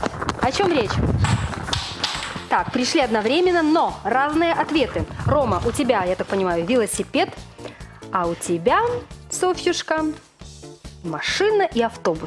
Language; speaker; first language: Russian; native; Russian